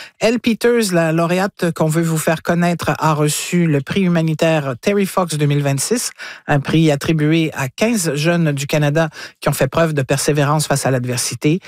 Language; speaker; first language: French; native; French